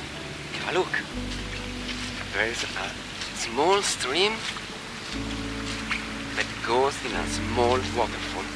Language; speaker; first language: English; non-native, fluent; Italian